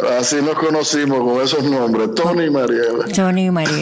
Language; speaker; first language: Spanish; native; Spanish